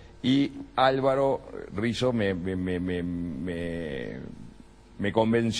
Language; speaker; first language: Spanish; native; Spanish